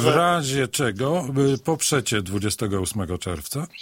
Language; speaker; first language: Polish; native; Polish